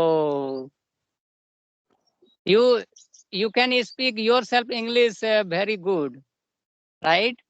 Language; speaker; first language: English; non-native, learner; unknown